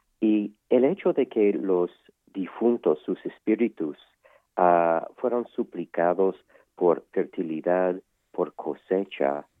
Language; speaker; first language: Spanish; non-native, fluent; English